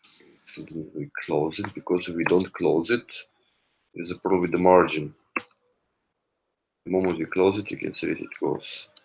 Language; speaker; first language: English; non-native, fluent; Korean